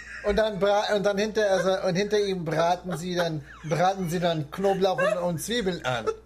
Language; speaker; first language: German; non-native, fluent; English